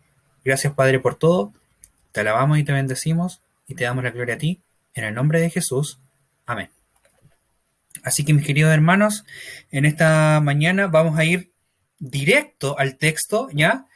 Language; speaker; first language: Spanish; native; Spanish